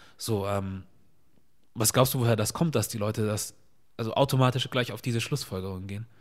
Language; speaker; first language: German; early bilingual, other home language; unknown